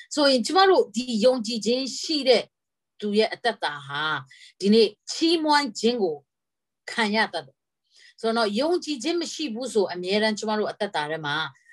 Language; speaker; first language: Burmese; non-native, local second language; Kachin